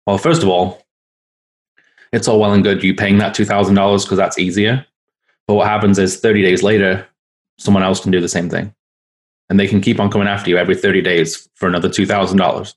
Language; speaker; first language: English; native; English